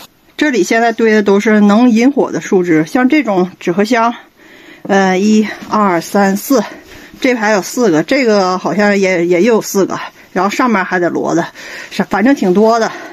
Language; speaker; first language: Chinese; native; Chinese